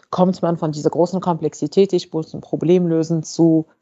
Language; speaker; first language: German; non-native, fluent; Arabic